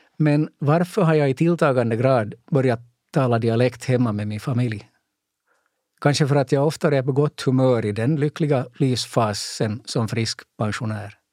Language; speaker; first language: Swedish; native; Swedish